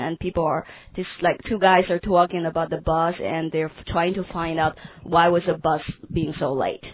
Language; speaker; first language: English; non-native, fluent; Chinese